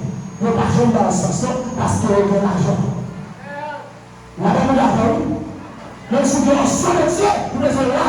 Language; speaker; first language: French; non-native, local second language; Haitian Creole